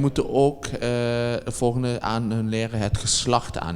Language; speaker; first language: Dutch; native; Dutch